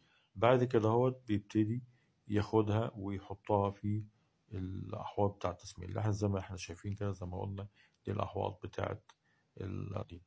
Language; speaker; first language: Arabic; native; Arabic